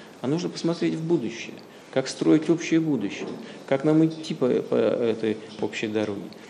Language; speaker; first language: Russian; native; Russian